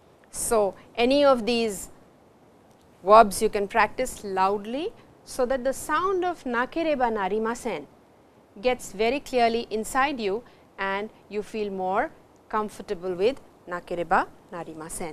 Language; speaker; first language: English; non-native, local second language; Hindi